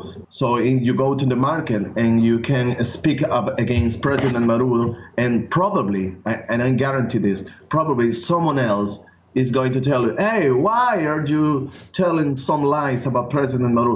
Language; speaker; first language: English; non-native, learner; Spanish